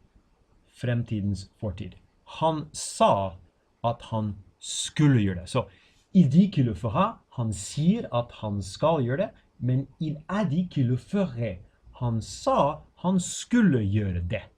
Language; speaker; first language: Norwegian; non-native, fluent; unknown